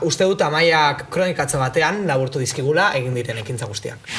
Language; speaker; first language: Basque; native; Basque